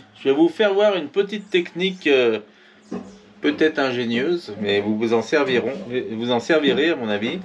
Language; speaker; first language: French; native; French